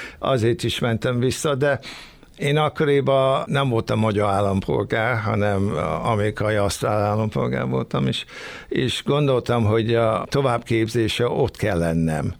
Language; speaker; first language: Hungarian; early bilingual, heritage; Hungarian